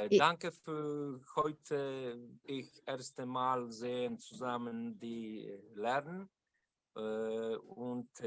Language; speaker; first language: German; non-native, learner; Turkish